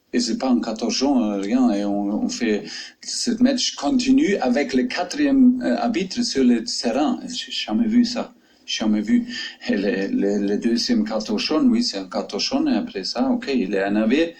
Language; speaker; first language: French; non-native, fluent; German